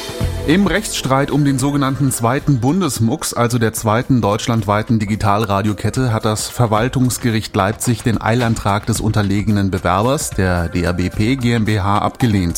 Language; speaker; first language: German; native; German